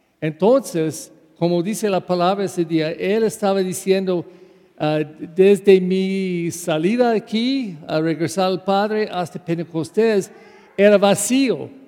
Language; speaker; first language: Spanish; non-native, fluent; English